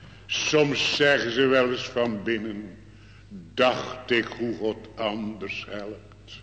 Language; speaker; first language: Dutch; native; Dutch